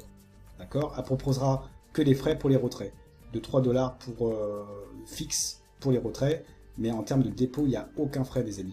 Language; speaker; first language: French; native; French